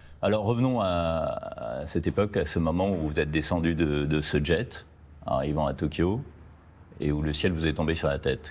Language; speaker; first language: French; native; French